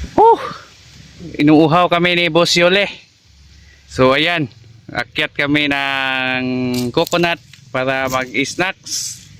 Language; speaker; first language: Filipino; non-native, local second language; Cebuano